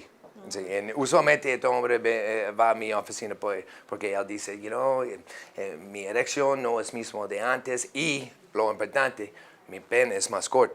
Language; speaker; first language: Spanish; non-native, learner; English